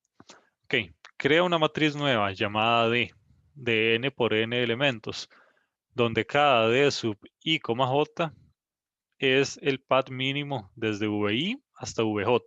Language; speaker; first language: Spanish; native; Spanish